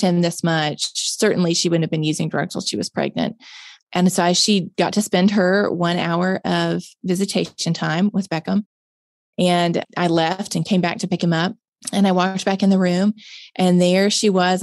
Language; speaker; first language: English; native; English